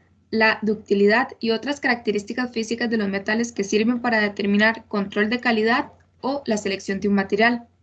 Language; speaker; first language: Spanish; native; Spanish